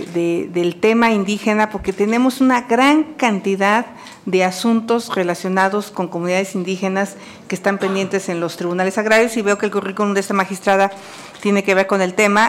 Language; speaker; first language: Spanish; native; Spanish